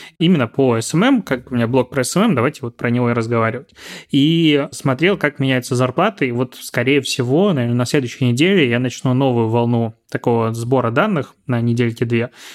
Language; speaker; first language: Russian; native; Russian